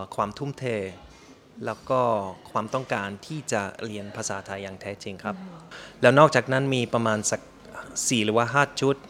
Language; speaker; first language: Thai; non-native, fluent; German